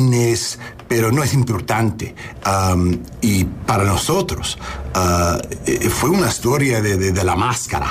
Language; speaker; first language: Spanish; early bilingual, heritage; English